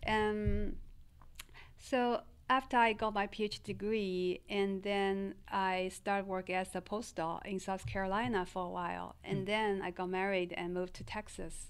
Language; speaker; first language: English; non-native, fluent; Chinese